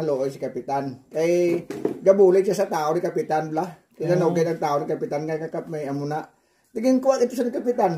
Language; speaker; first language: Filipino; non-native, local second language; Cebuano